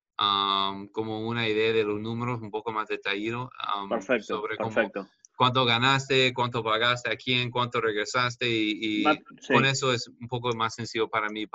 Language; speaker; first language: Spanish; non-native, fluent; English